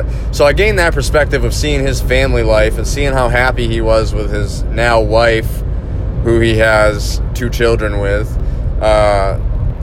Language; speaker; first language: English; native; English